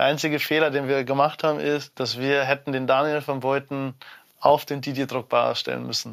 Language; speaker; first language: German; native; German